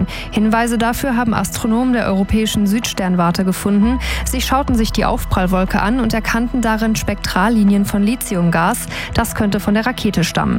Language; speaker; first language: German; native; German